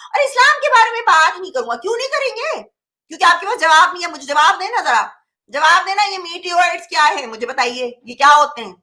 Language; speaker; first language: Urdu; native; Urdu